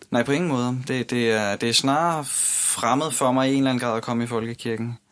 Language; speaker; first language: Danish; native; Danish